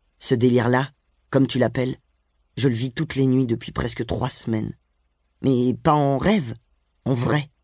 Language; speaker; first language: French; native; French